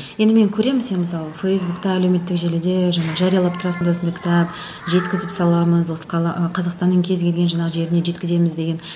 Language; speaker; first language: Kazakh; native; Kazakh